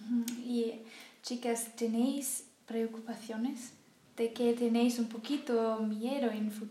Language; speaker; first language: Spanish; non-native, learner; German